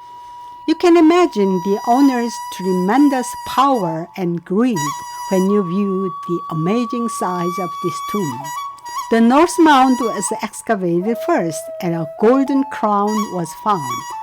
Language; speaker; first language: English; non-native, fluent; Korean